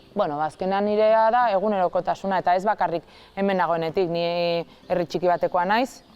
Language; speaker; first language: Basque; native; Basque